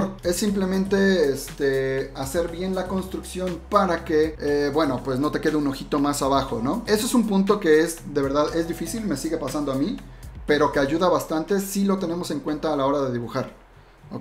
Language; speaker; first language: Spanish; native; Spanish